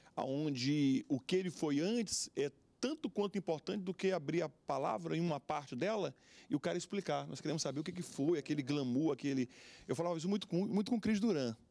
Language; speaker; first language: Portuguese; native; Portuguese